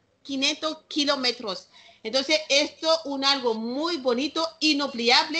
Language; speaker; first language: Spanish; non-native, learner; Malagasy